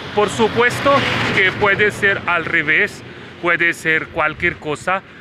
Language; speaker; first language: Spanish; non-native, fluent; Hindi